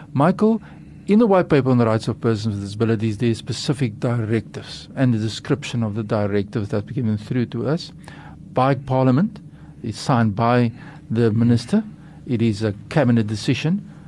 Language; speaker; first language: English; non-native, local second language; Afrikaans